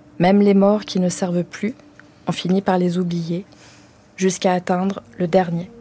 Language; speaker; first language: French; native; French